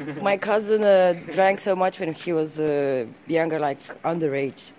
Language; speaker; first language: English; non-native, fluent; Romanian